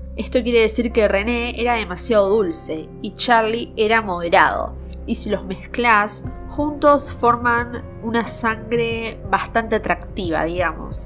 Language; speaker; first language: Spanish; native; Spanish